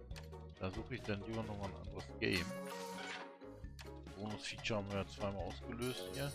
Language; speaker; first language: German; native; German